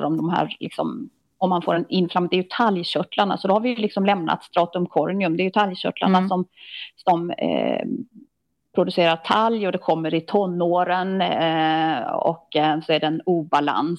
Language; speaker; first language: Swedish; native; Swedish